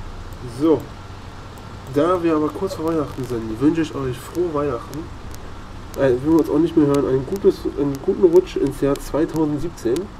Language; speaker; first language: German; native; German